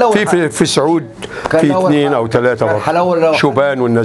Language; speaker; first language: Arabic; native; Arabic